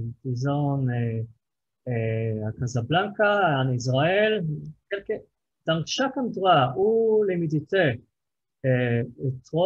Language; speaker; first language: French; non-native, fluent; Hebrew